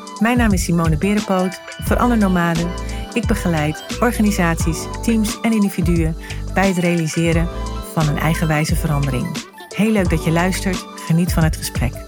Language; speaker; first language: Dutch; native; Dutch